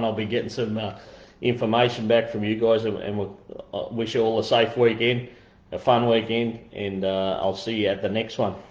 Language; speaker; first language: English; native; English